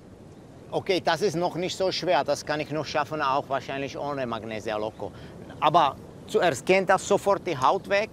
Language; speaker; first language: German; non-native, learner; Czech